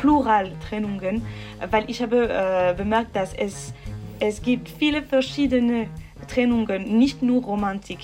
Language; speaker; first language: German; non-native, learner; French